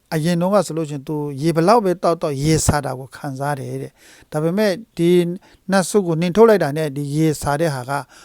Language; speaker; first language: Burmese; non-native, local second language; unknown